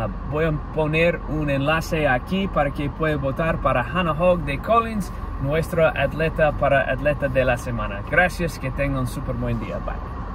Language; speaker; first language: Spanish; non-native, fluent; English